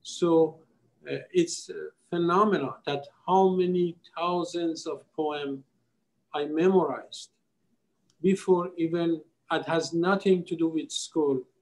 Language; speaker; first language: English; non-native, fluent; Persian